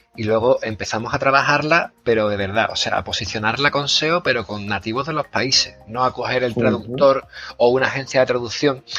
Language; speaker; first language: Spanish; native; Spanish